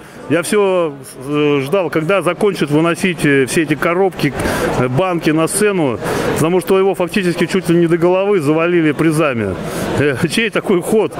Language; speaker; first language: Russian; native; Russian